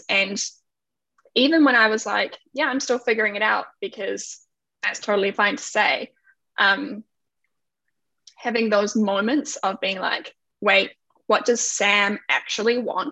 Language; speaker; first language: English; native; English